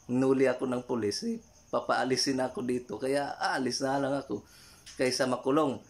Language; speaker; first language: Filipino; non-native, local second language; Cebuano